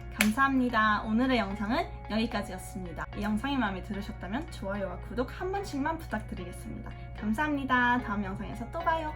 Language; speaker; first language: Korean; early bilingual, heritage; Korean